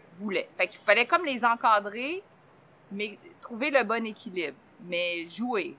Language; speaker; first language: French; native; French